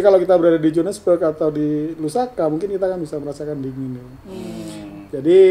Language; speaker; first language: Indonesian; native; Indonesian